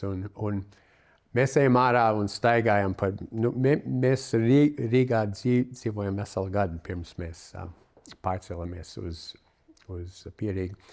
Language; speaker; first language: Latvian; early bilingual, heritage; Latvian